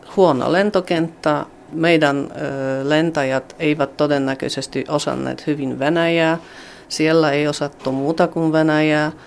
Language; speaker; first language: Finnish; non-native, fluent; Polish